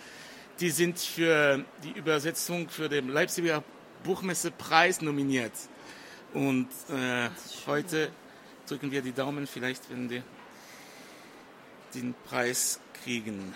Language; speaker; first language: German; non-native, fluent; French